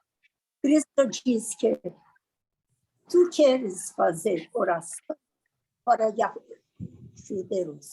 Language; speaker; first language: Portuguese; non-native, learner; Persian